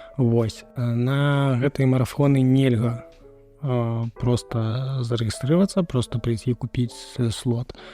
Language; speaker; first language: Belarusian; non-native, local second language; Russian